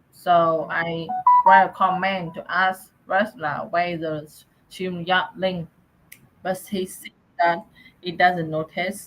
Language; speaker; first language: English; non-native, learner; Vietnamese